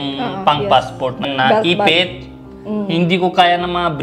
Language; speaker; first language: Filipino; non-native, learner; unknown